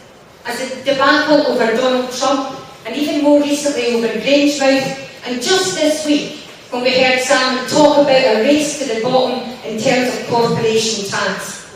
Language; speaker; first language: English; native; English